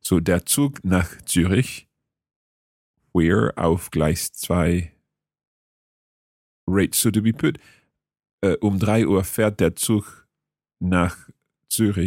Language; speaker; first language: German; non-native, learner; English